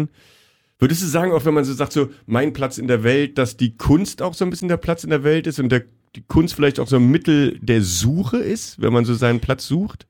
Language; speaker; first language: German; native; German